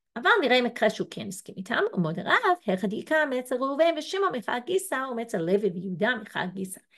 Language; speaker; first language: Hebrew; non-native, fluent; English